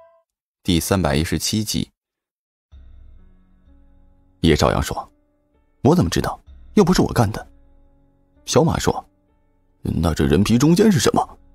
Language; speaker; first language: Chinese; native; Chinese